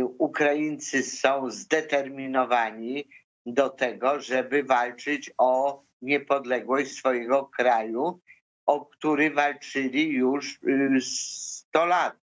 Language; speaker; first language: Polish; native; Polish